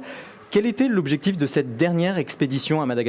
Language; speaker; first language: French; native; French